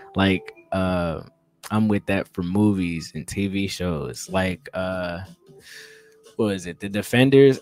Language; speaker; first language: English; native; English